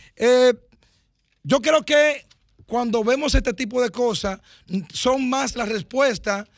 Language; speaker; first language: Spanish; native; Spanish